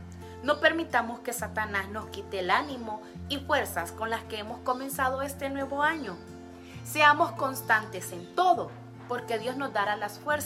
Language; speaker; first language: Spanish; native; Spanish